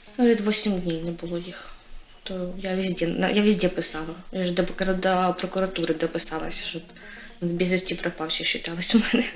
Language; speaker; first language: Ukrainian; native; Ukrainian